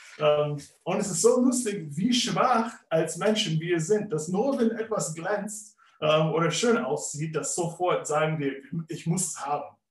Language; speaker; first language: German; non-native, fluent; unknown